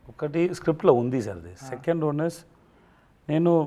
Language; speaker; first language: Telugu; non-native, learner; Tamil